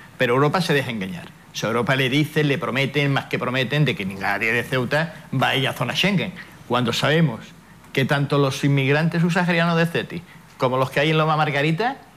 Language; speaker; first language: Spanish; native; Spanish